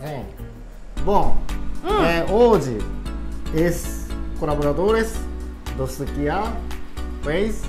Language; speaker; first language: Portuguese; non-native, learner; Japanese